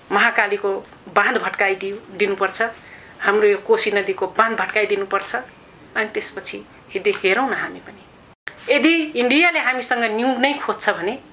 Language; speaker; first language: Nepali; non-native, local second language; Rana Tharu